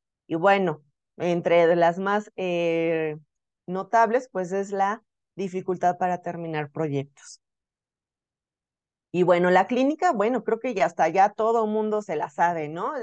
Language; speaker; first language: Spanish; native; Spanish